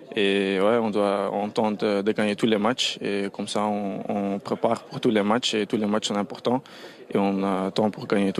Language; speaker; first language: French; non-native, local second language; Dutch